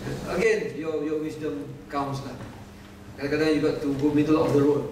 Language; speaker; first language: English; non-native, local second language; Malay